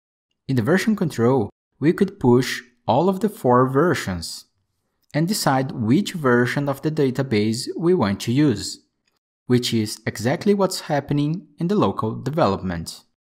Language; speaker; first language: English; non-native, fluent; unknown